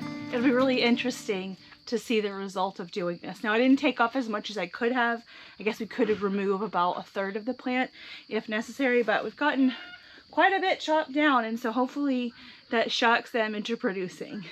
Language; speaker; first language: English; native; English